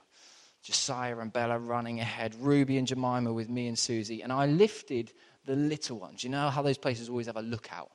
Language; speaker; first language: English; native; English